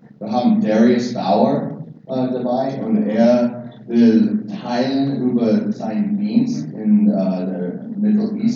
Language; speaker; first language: German; non-native, learner; English